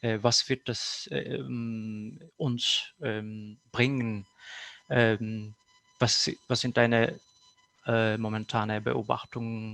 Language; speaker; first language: German; non-native, fluent; Kurdish